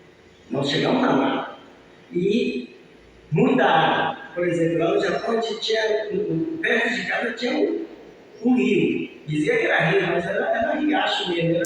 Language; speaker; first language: Portuguese; early bilingual, other home language; Japanese